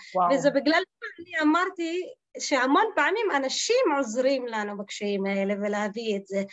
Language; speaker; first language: Hebrew; non-native, local second language; Arabic